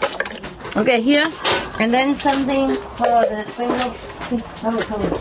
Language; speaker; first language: English; non-native, fluent; Vietnamese